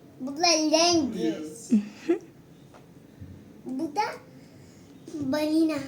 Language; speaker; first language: Turkish; early bilingual, heritage; Turkish